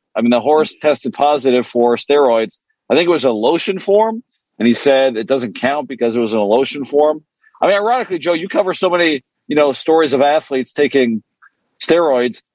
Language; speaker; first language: English; non-native, fluent; French